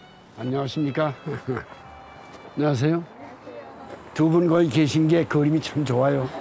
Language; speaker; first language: Korean; native; Korean